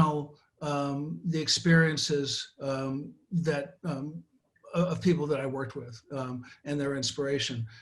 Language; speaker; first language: English; native; English